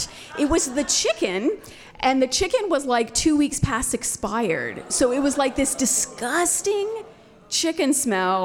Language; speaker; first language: English; native; English